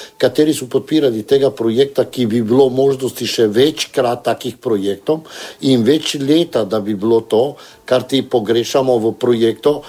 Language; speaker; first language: Slovenian; non-native, local second language; Romany